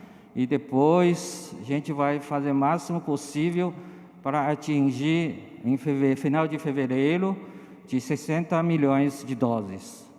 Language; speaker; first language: Portuguese; non-native, learner; Chinese